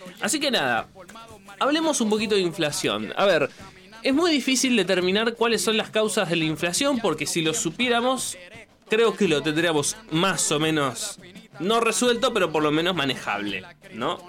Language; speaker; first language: Spanish; native; Spanish